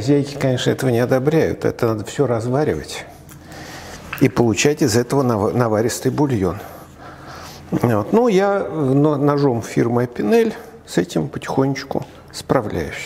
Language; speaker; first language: Russian; native; Russian